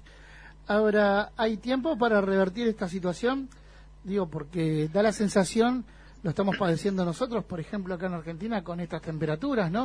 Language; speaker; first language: Spanish; native; Spanish